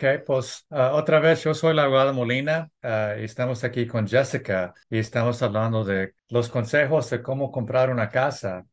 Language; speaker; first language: Spanish; early bilingual, heritage; English